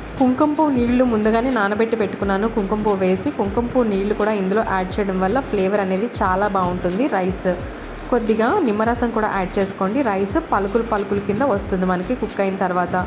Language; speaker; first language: Telugu; native; Telugu